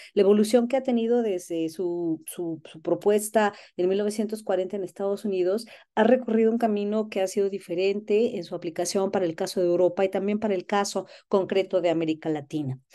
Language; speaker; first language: Spanish; native; Spanish